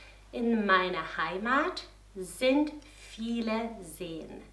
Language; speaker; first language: German; non-native, fluent; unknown